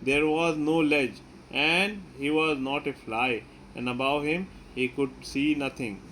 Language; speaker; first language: English; non-native, local second language; Hindi